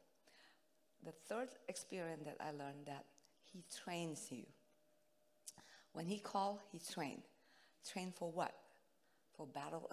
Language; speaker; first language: English; non-native, fluent; Indonesian